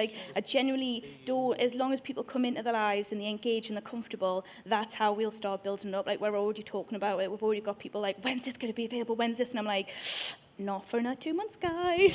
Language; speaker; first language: English; native; English